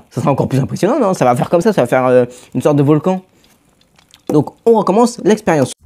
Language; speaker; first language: French; native; French